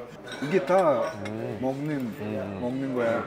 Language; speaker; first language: Korean; non-native, learner; Russian